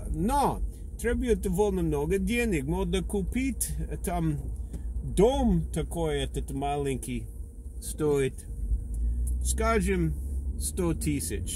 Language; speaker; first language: Russian; non-native, learner; English